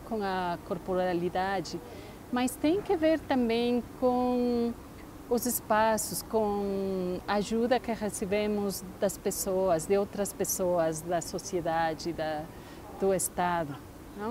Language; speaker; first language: Portuguese; non-native, fluent; Spanish